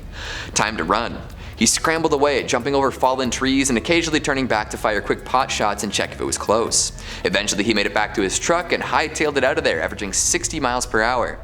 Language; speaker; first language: English; native; English